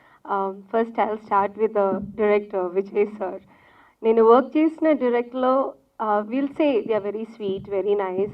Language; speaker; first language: Telugu; non-native, local second language; Malayalam